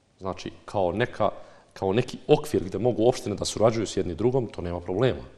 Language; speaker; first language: Bosnian; non-native, local second language; Albanian